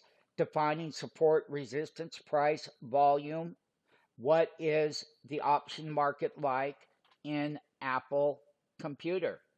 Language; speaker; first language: English; native; English